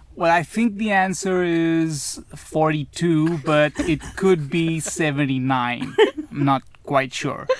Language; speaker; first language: English; non-native, local second language; Bangla